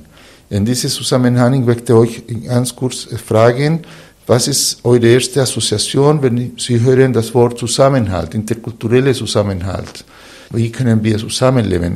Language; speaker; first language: German; non-native, fluent; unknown